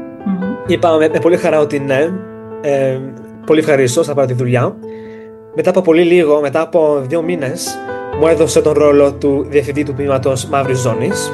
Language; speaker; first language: Greek; non-native, fluent; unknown